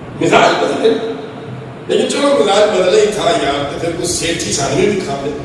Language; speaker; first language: Urdu; non-native, local second language; Punjabi